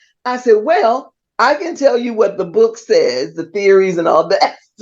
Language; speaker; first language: English; native; English